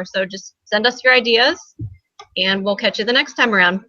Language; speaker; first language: English; native; English